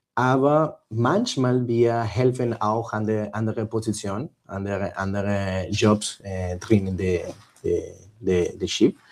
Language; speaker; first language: German; non-native, learner; Spanish